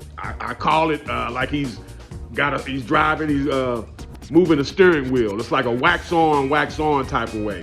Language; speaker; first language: English; native; English